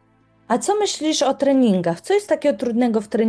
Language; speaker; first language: Polish; native; Polish